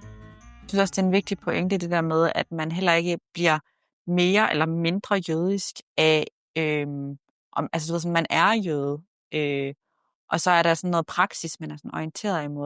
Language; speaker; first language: Danish; native; Danish